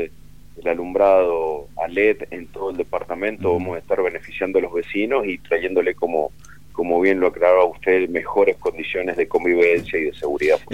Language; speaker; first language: Spanish; native; Spanish